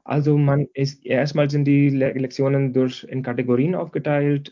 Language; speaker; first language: German; non-native, fluent; Hindi